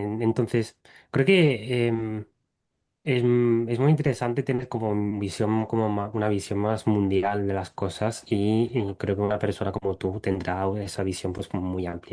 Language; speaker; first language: Spanish; non-native, fluent; English